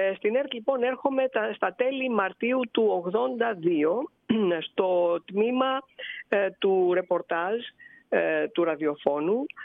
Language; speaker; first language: Greek; native; Greek